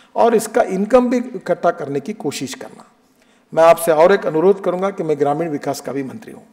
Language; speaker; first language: Hindi; non-native, local second language; Marathi